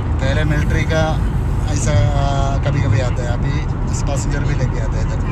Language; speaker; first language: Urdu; non-native, learner; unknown